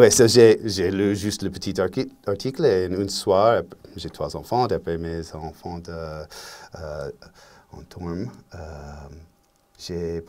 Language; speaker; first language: French; non-native, learner; English